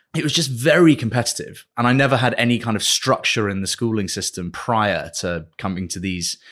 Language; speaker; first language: English; early bilingual, other home language; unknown